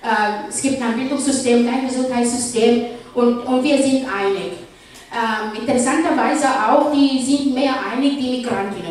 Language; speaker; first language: German; non-native, fluent; Arabic